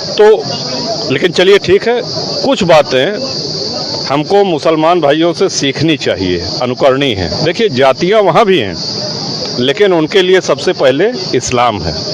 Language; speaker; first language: Hindi; native; Hindi